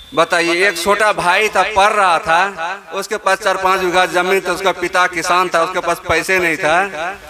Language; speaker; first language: Hindi; native; Hindi